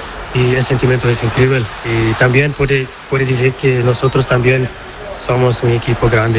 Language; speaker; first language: Spanish; non-native, learner; Portuguese